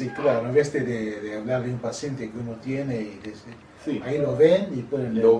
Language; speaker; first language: Spanish; non-native, fluent; English